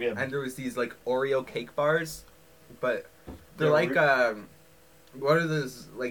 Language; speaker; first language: English; native; English